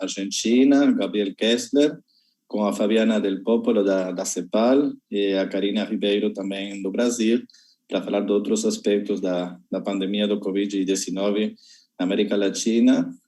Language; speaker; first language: Portuguese; non-native, fluent; Spanish